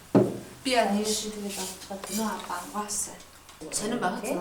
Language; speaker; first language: German; non-native, learner; Mongolian